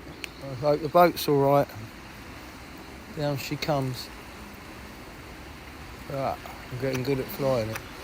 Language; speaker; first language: English; native; English